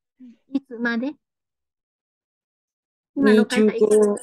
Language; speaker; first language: Japanese; non-native, fluent; Vietnamese